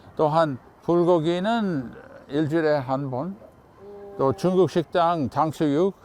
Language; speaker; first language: Korean; non-native, fluent; English